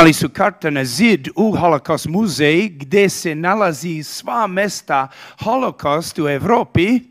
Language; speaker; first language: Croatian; early bilingual, heritage; Serbian